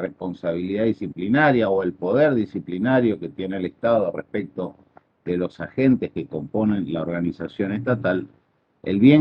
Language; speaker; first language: Spanish; native; Spanish